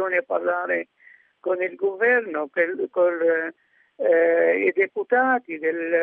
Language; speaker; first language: Italian; non-native, fluent; Arabic